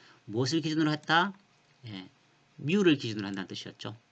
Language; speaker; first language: Korean; native; Korean